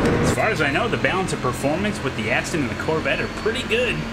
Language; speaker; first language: English; native; English